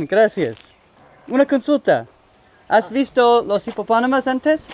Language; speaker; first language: Spanish; non-native, learner; English